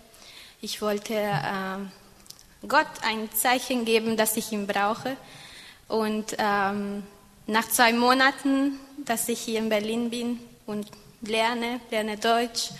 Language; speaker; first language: German; non-native, fluent; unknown